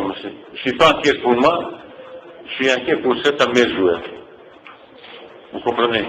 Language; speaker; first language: French; non-native, fluent; Bosnian